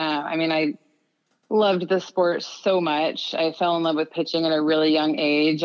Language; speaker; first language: English; native; English